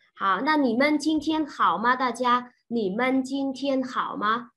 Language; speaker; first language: Chinese; non-native, fluent; Vietnamese